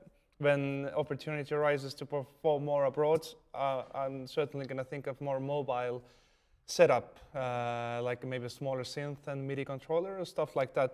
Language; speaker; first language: English; non-native, fluent; Estonian